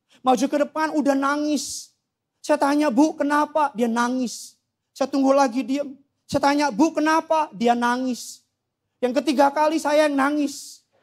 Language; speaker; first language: Indonesian; native; Indonesian